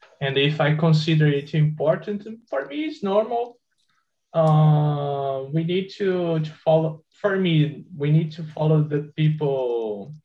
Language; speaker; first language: English; non-native, learner; Portuguese